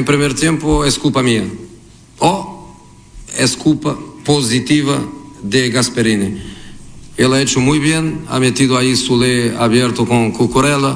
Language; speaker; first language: Spanish; non-native, fluent; Portuguese